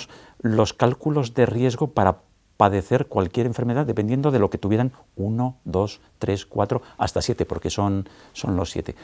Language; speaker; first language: Spanish; native; Spanish